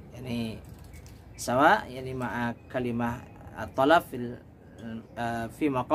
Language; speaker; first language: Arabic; non-native, fluent; Indonesian